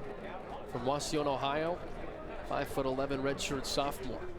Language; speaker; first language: English; native; English